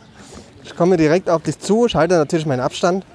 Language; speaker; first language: German; native; German